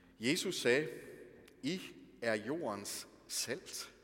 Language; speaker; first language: Danish; native; Danish